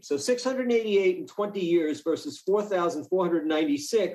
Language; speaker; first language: English; native; English